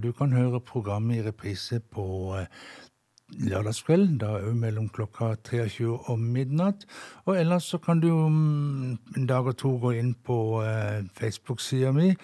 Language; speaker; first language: Norwegian; native; Norwegian